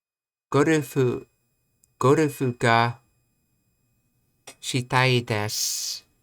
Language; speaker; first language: Japanese; non-native, learner; English